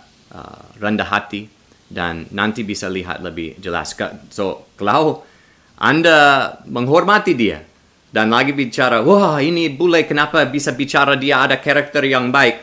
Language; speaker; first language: Indonesian; non-native, learner; English